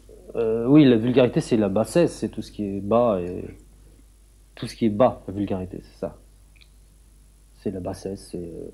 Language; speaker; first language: French; native; French